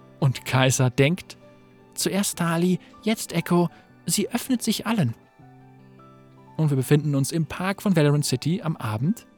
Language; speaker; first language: German; native; German